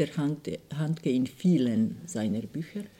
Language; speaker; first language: German; non-native, fluent; Croatian